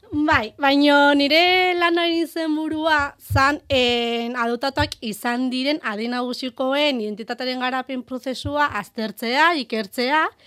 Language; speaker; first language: Basque; early bilingual, heritage; Basque